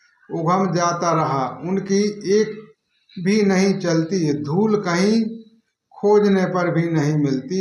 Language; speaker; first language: Hindi; native; Hindi